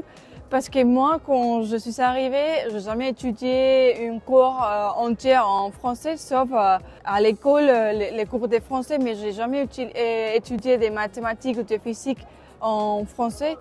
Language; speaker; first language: French; non-native, learner; Spanish